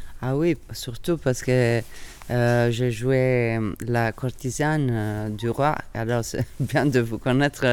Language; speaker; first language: French; non-native, fluent; Italian